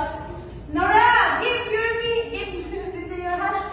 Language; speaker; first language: English; non-native, local second language; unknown